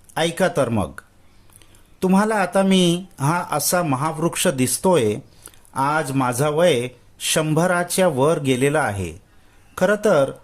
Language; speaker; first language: Marathi; non-native, local second language; Urdu